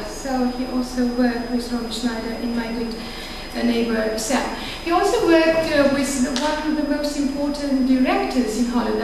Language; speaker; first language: English; non-native, fluent; Romanian